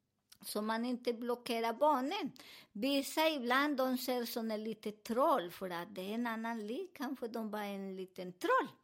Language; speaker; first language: Swedish; non-native, learner; Spanish